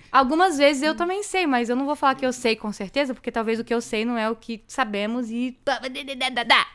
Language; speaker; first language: Portuguese; early bilingual, heritage; English